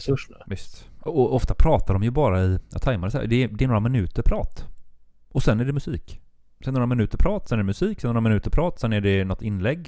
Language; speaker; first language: Swedish; native; Swedish